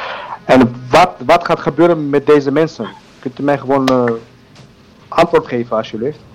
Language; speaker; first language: Dutch; non-native, learner; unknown